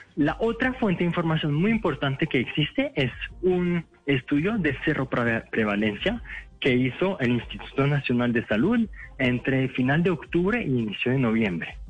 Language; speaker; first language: Spanish; non-native, fluent; French